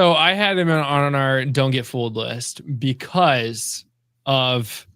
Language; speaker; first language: English; native; English